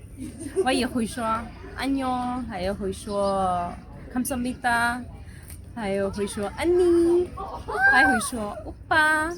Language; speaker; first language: Chinese; non-native, fluent; Urdu